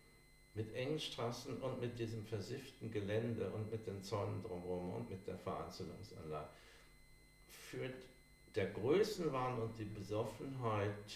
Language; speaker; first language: German; native; German